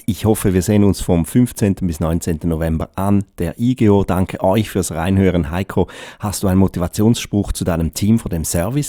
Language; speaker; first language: German; native; German